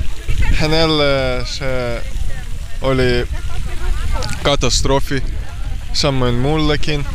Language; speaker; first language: Finnish; non-native, learner; Ukrainian